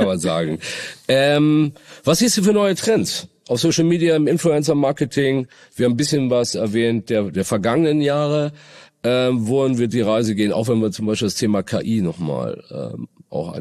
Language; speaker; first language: German; native; German